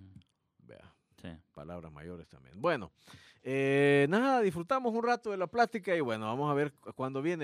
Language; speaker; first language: Spanish; native; Spanish